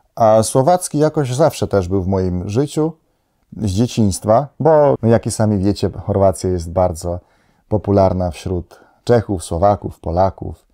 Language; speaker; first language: Polish; non-native, fluent; Slovenian